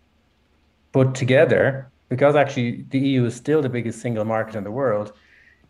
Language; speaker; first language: English; native; English